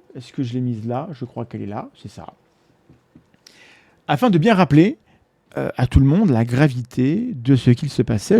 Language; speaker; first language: French; native; French